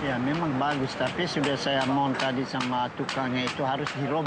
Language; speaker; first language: Indonesian; non-native, local second language; Nias